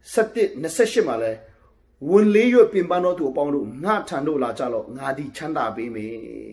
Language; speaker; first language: Burmese; non-native, local second language; Kachin